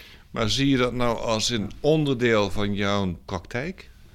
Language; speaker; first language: Dutch; native; Dutch